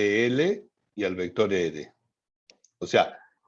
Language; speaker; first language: Spanish; native; Spanish